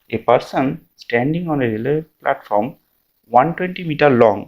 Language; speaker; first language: English; non-native, local second language; Bangla